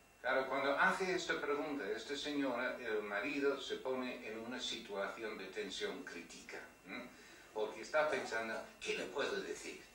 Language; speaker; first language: Spanish; non-native, fluent; English